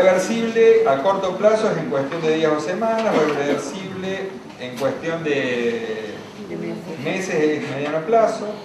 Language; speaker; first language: Spanish; native; Spanish